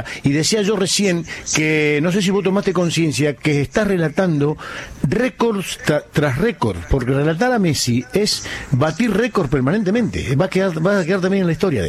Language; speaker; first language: Spanish; native; Spanish